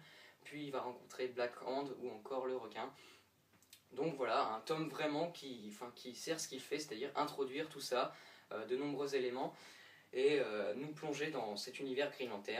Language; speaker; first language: French; native; French